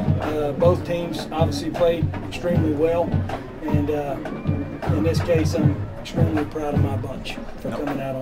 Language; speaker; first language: English; native; English